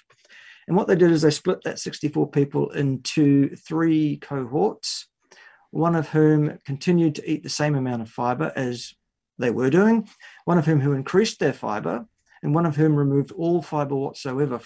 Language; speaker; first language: English; native; English